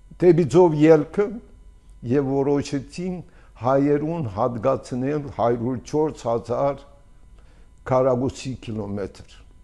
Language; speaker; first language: Armenian; early bilingual, heritage; Armenian